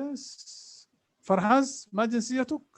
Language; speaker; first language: Arabic; non-native, fluent; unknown